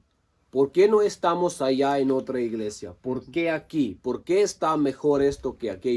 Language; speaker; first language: Spanish; non-native, local second language; Low German